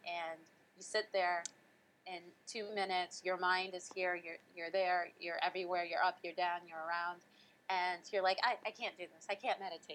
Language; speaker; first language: English; native; English